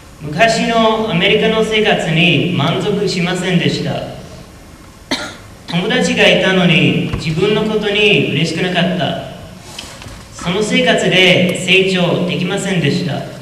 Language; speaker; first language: Japanese; non-native, learner; English